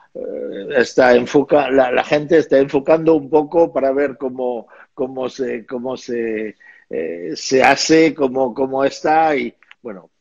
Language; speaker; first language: Spanish; non-native, fluent; French